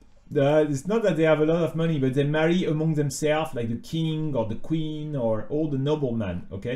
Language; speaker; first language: English; non-native, fluent; French